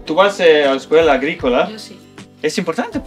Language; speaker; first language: Spanish; non-native, learner; Serbian